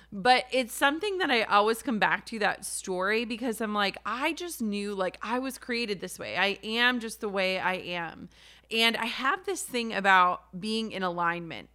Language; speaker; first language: English; native; English